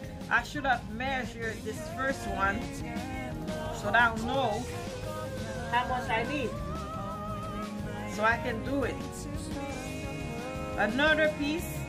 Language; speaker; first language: English; non-native, fluent; Haitian Creole